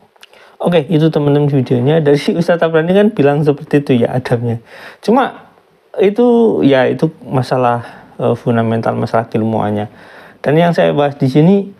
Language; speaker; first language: Indonesian; native; Indonesian